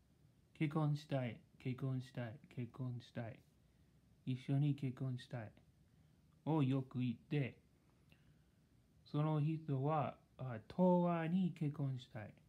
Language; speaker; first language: Japanese; non-native, learner; English